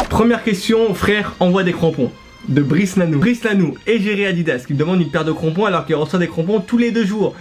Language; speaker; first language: French; early bilingual, other home language; Arabic